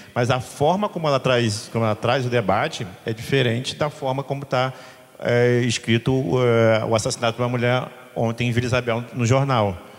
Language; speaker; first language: Portuguese; native; Portuguese